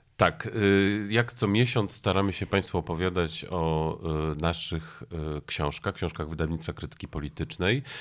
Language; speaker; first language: Polish; native; Polish